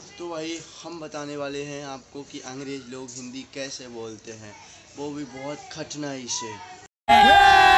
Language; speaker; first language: Hindi; native; Hindi